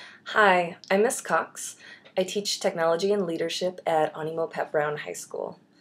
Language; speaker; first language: English; native; English